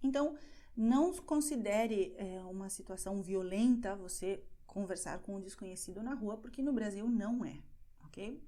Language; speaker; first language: Portuguese; non-native, fluent; Spanish